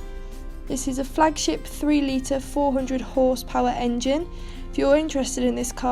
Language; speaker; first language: English; native; English